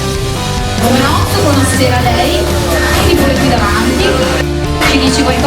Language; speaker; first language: Italian; native; Italian